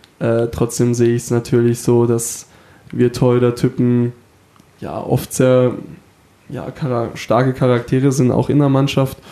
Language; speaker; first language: German; native; German